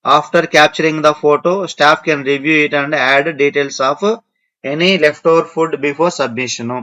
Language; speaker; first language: English; non-native, local second language; Telugu